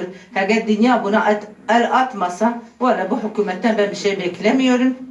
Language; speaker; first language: Turkish; non-native, local second language; Kurdish